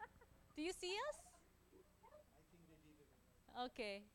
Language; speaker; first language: English; non-native, fluent; Korean